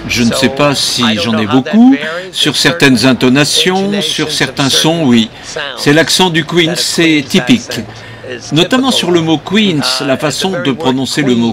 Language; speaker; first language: French; non-native, fluent; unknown